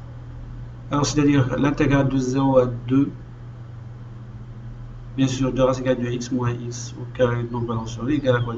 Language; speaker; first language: French; non-native, local second language; Arabic